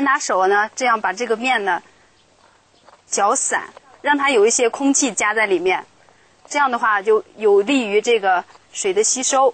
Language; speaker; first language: Chinese; native; Chinese